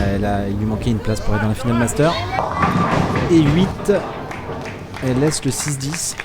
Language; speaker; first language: French; native; French